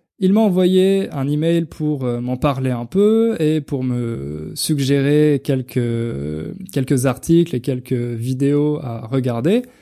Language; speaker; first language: French; native; French